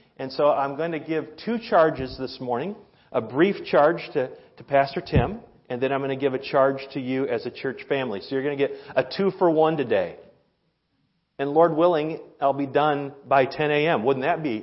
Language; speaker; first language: English; native; English